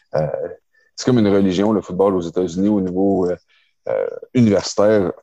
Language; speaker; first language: French; native; French